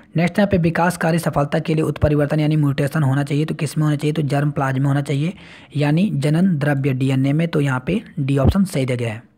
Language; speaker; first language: Hindi; native; Hindi